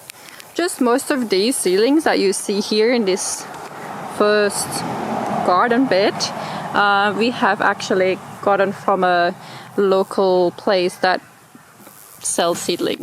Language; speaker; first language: English; non-native, fluent; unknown